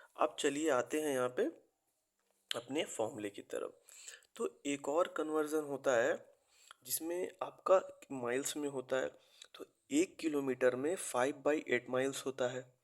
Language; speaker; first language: Hindi; native; Hindi